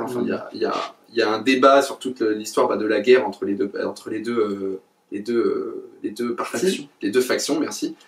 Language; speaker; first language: French; native; French